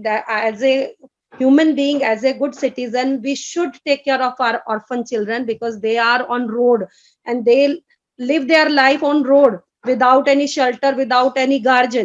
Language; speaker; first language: English; non-native, fluent; Hindi